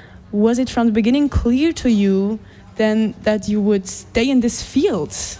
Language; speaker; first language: English; non-native, fluent; German